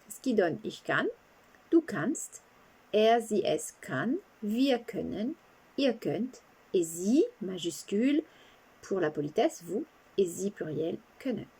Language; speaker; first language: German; non-native, fluent; French